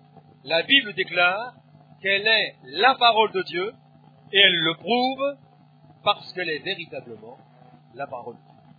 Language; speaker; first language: French; native; French